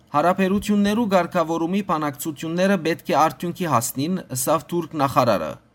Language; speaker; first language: Armenian; early bilingual, heritage; Armenian